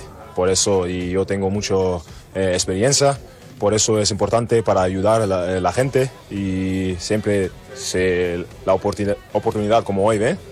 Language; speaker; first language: Spanish; non-native, learner; German